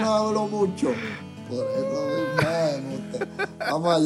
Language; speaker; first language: Spanish; native; Spanish